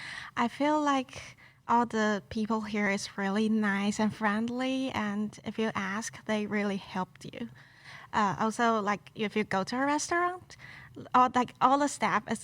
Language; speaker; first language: English; non-native, local second language; Chinese